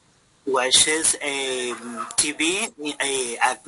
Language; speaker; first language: English; non-native, learner; Spanish